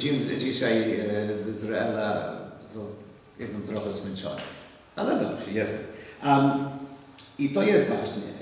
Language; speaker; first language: Polish; non-native, learner; English